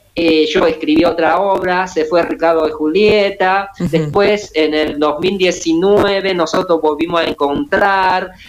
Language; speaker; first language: Spanish; early bilingual, other home language; Chinese